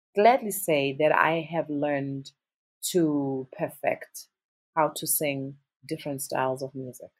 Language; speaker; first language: English; non-native, local second language; Northern Sotho